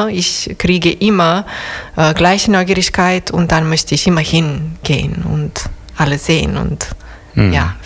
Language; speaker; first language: German; non-native, fluent; Serbian